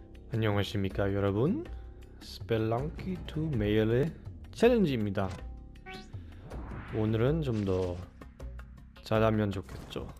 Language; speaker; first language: Korean; non-native, fluent; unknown